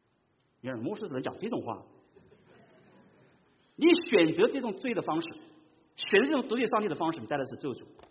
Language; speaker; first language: Chinese; native; Chinese